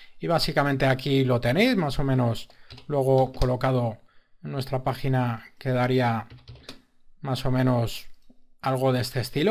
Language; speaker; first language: Spanish; native; Spanish